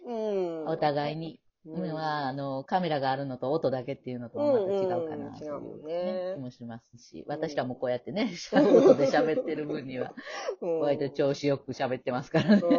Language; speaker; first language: Japanese; native; Japanese